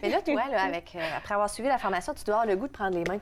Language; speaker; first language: French; native; French